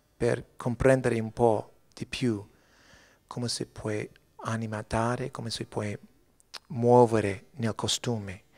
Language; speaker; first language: Italian; early bilingual, heritage; Italian